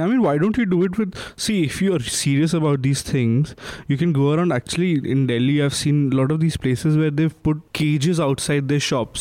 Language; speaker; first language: English; non-native, local second language; Hindi